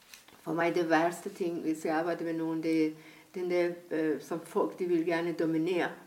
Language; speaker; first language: Danish; non-native, fluent; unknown